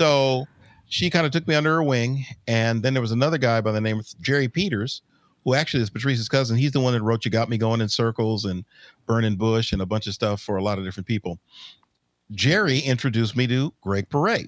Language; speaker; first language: English; native; English